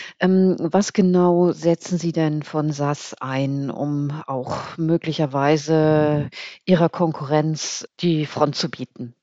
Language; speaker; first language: German; native; German